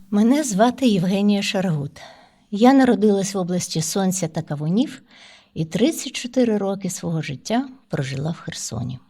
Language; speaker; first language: Ukrainian; non-native, local second language; Russian